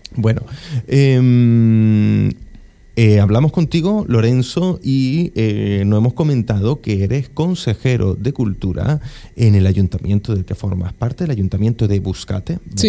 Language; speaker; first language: Spanish; native; Spanish